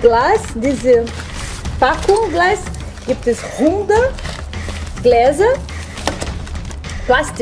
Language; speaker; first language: German; non-native, learner; Portuguese